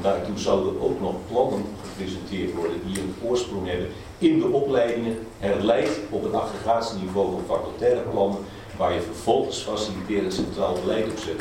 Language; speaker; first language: Dutch; native; Dutch